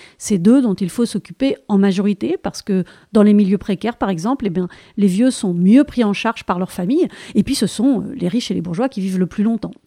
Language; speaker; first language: French; native; French